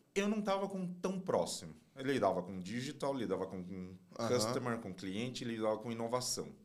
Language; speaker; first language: Portuguese; non-native, fluent; Chinese